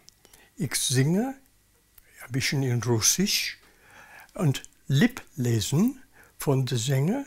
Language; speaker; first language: German; non-native, learner; English